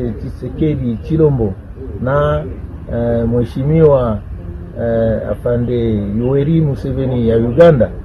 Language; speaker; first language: Swahili; native; Swahili